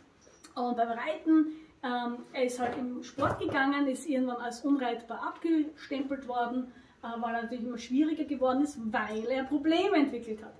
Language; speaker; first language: German; native; German